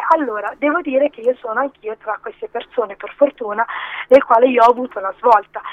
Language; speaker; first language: Italian; early bilingual, other home language; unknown